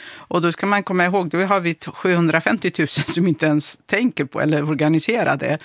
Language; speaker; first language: Swedish; non-native, fluent; Kurdish